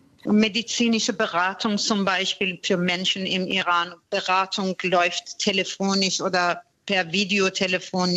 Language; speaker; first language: German; non-native, fluent; Persian